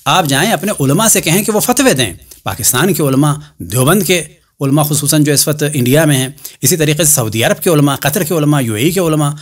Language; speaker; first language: Urdu; native; Urdu